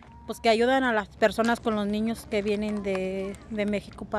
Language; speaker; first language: Spanish; native; Spanish